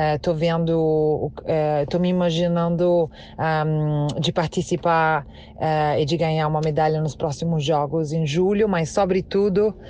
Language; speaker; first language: Portuguese; non-native, fluent; Italian